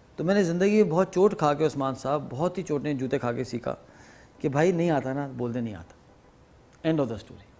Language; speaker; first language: Urdu; native; Urdu